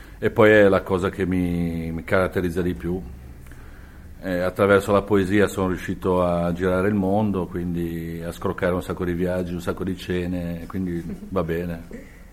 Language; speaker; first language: Italian; native; Italian